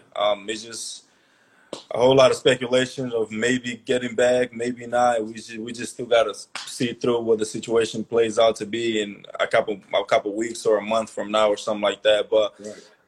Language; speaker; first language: English; early bilingual, other home language; Portuguese